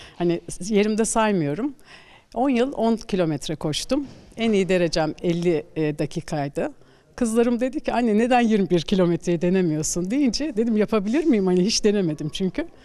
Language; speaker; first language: Turkish; native; Turkish